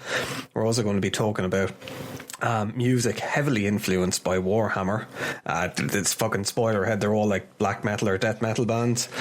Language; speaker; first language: English; native; English